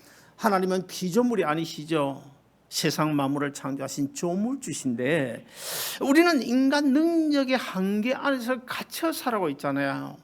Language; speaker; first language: Korean; native; Korean